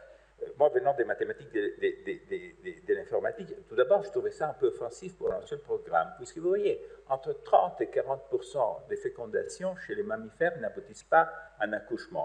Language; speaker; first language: French; native; French